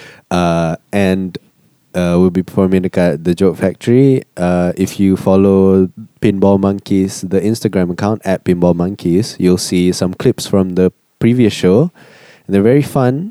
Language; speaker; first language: English; non-native, local second language; Malay